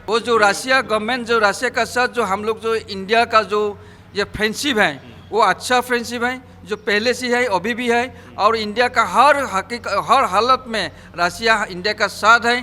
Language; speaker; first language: Hindi; non-native, local second language; Assamese